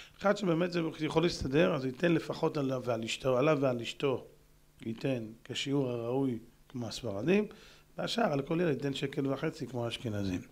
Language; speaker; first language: Hebrew; native; Hebrew